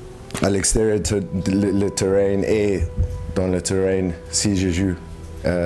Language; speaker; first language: French; non-native, learner; English